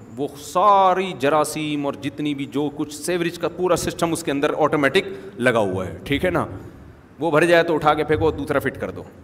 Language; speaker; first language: Urdu; native; Urdu